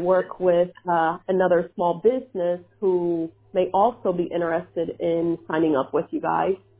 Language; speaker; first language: English; early bilingual, other home language; Spanish